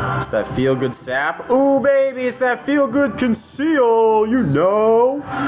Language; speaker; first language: English; native; English